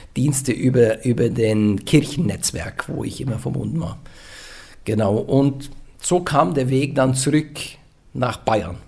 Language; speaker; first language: German; non-native, fluent; Norwegian